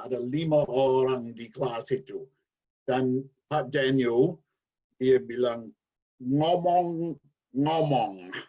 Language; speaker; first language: Indonesian; non-native, learner; English